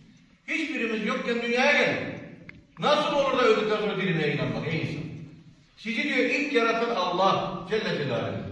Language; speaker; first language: Turkish; native; Turkish